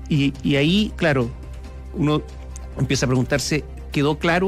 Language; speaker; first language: Spanish; native; Spanish